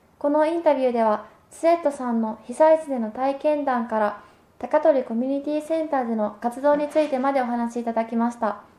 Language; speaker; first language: Japanese; native; Japanese